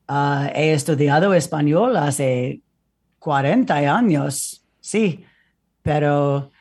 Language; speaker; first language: Spanish; non-native, learner; English